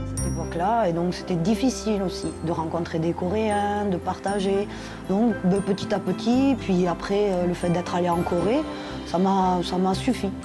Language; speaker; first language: French; native; French